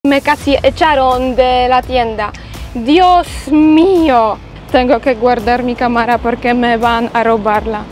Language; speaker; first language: Spanish; non-native, fluent; Polish